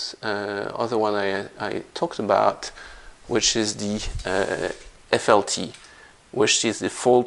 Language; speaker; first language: English; non-native, fluent; French